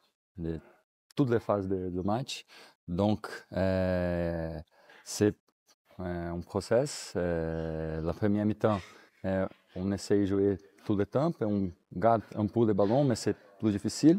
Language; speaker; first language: French; non-native, learner; Portuguese